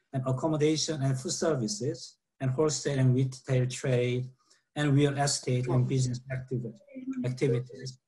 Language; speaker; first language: English; non-native, fluent; Korean